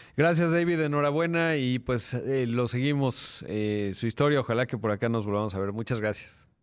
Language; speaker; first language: Spanish; native; Spanish